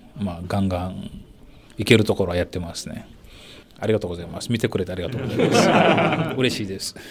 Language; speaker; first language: Japanese; non-native, fluent; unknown